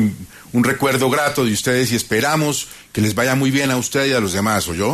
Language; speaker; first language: Spanish; native; Spanish